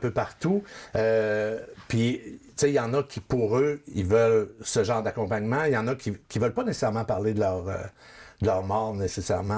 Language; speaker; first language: French; native; French